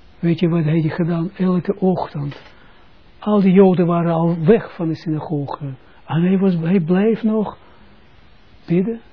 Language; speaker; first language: Dutch; non-native, fluent; Russian